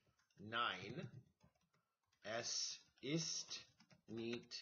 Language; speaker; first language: German; non-native, learner; English